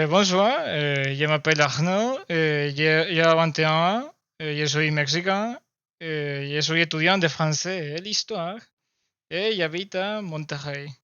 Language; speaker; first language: French; non-native, learner; Spanish